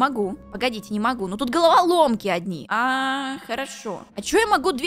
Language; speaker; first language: Russian; native; Russian